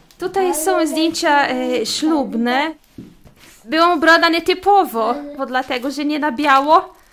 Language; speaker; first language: Polish; non-native, fluent; Portuguese